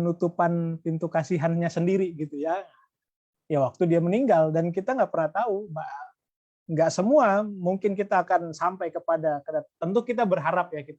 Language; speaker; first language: Indonesian; native; Indonesian